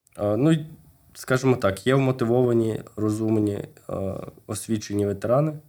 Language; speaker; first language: Ukrainian; native; Ukrainian